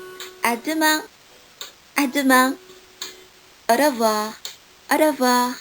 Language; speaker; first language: French; non-native, fluent; Indonesian